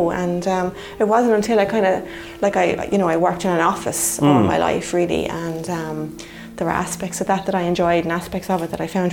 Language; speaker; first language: English; native; English